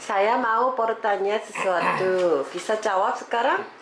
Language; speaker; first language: Indonesian; non-native, learner; Korean